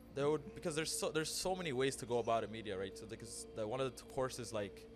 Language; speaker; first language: English; early bilingual, other home language; Amharic